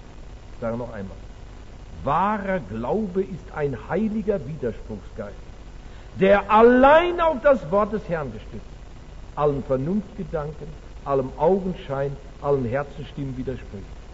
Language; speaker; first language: German; native; German